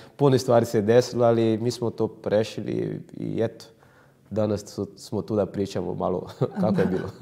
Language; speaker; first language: Croatian; non-native, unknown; Portuguese